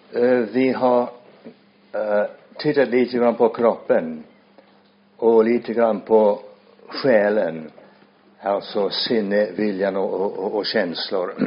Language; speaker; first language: Swedish; non-native, fluent; English